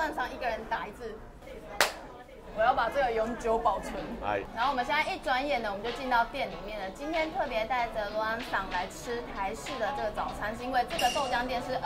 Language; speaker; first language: Chinese; native; Chinese